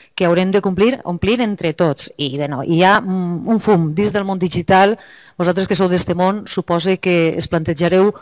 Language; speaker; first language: Catalan; native; Catalan